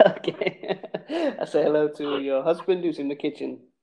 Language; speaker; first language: English; native; English